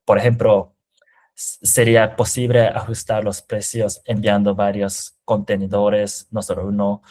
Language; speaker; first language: Spanish; non-native, fluent; Japanese